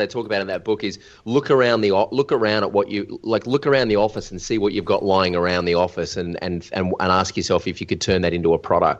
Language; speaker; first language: English; native; English